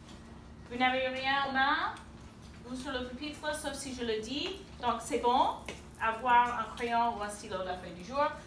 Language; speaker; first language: French; non-native, fluent; English